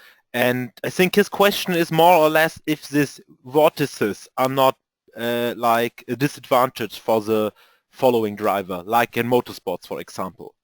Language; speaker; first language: English; non-native, fluent; German